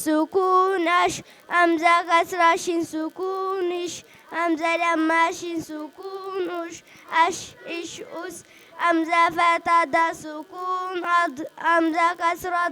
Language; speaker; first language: Arabic; non-native, learner; Oromo